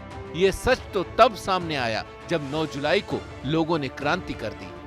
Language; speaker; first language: Hindi; native; Hindi